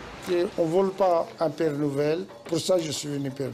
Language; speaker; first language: French; non-native, learner; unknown